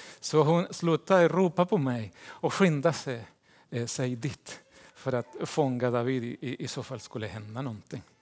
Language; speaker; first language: Swedish; non-native, fluent; Spanish